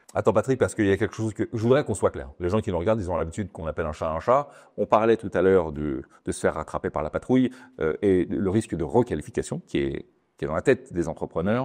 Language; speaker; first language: French; native; French